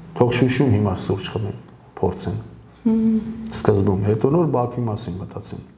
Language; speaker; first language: Armenian; early bilingual, heritage; Armenian